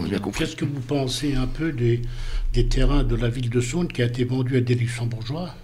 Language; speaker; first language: French; native; French